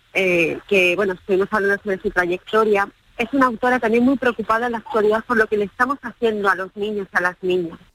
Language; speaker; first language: Spanish; native; Spanish